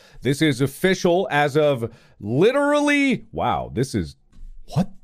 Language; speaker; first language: English; native; English